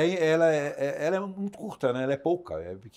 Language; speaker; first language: Portuguese; native; Portuguese